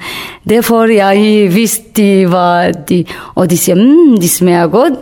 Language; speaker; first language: Danish; non-native, learner; Kurdish